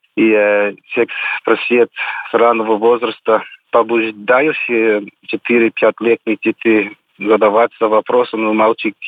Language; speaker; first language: Russian; non-native, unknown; English